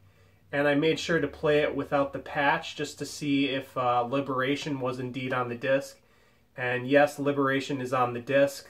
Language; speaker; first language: English; native; English